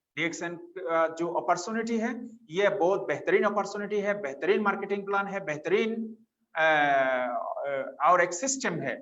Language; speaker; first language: Hindi; non-native, fluent; Bangla